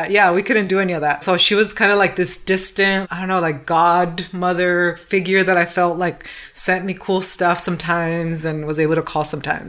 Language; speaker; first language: English; early bilingual, other home language; Spanish